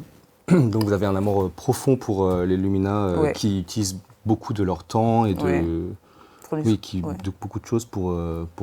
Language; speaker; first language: French; native; French